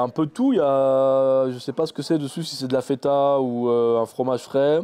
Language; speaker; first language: French; native; French